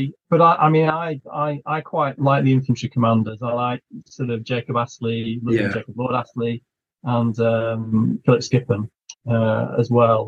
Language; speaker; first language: English; native; English